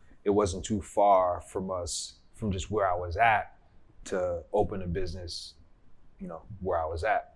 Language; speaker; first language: English; native; English